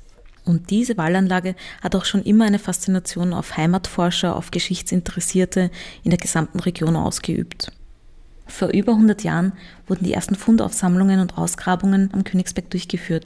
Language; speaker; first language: German; native; German